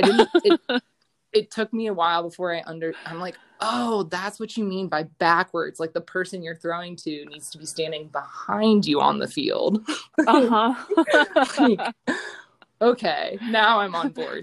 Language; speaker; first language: English; native; English